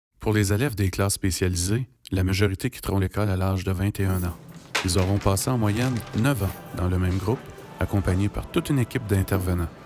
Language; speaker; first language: French; native; French